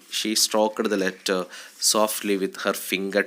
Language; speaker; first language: English; non-native, local second language; Malayalam